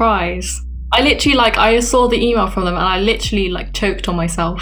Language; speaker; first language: English; native; English